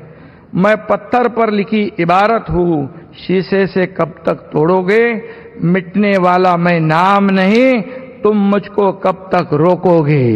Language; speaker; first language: Hindi; non-native, local second language; Marathi